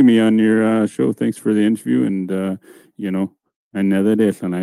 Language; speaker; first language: English; non-native, fluent; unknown